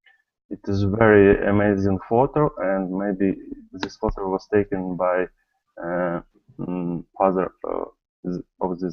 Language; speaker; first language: English; non-native, learner; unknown